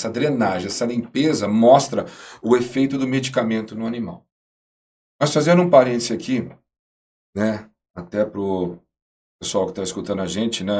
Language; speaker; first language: Portuguese; native; Portuguese